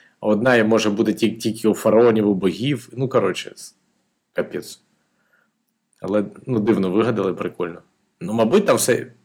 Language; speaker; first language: Ukrainian; non-native, local second language; Russian